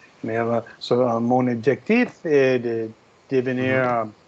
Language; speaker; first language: French; non-native, learner; English